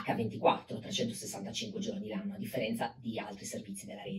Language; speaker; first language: Italian; native; Italian